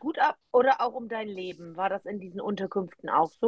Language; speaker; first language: German; native; German